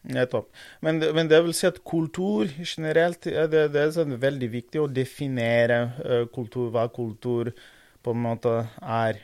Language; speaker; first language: Norwegian; non-native, fluent; Portuguese